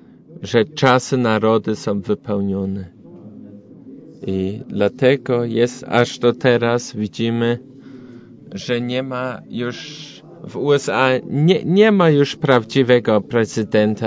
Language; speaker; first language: Polish; non-native, learner; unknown